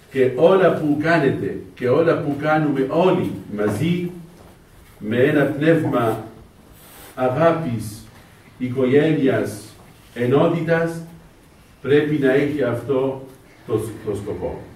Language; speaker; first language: Greek; non-native, fluent; Arabic